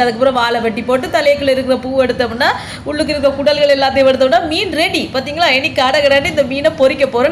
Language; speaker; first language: Tamil; native; Tamil